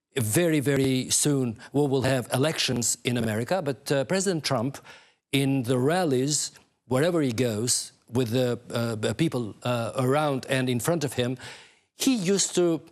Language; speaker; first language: English; non-native, fluent; Albanian